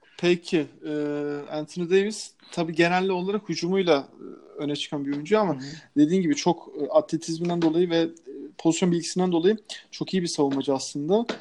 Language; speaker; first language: Turkish; native; Turkish